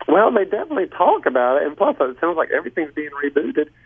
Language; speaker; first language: English; native; English